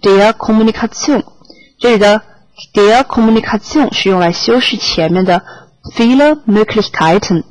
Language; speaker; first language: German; non-native, fluent; Chinese